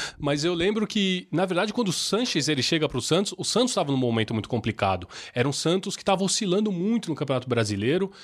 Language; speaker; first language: Portuguese; native; Portuguese